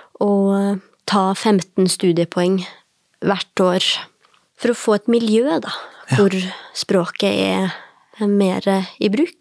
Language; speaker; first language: Norwegian; native; Norwegian